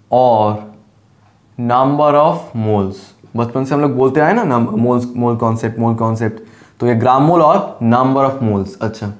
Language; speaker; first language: Hindi; non-native, local second language; Bangla